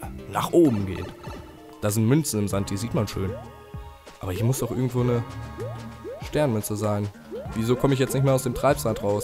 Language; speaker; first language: German; native; German